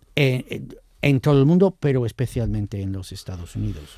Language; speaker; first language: Spanish; non-native, fluent; English